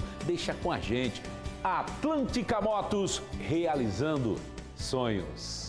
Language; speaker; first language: Portuguese; native; Portuguese